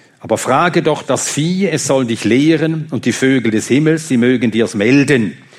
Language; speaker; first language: German; non-native, fluent; Swedish